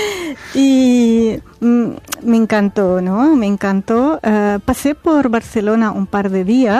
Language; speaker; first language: Spanish; non-native, fluent; Arabic